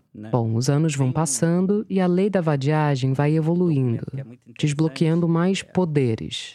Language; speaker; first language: Portuguese; non-native, fluent; English